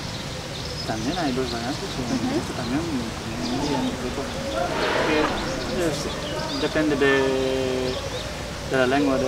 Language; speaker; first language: Spanish; non-native, learner; Uzbek